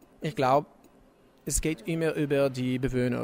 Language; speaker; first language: German; non-native, learner; Hebrew